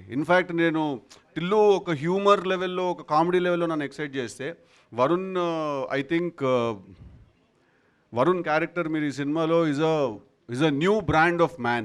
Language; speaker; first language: Telugu; native; Telugu